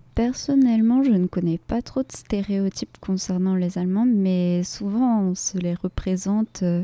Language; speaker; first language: French; native; French